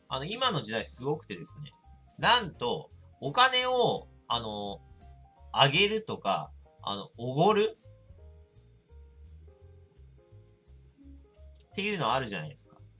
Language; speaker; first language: Japanese; native; Japanese